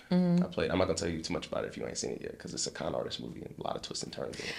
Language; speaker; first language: English; native; English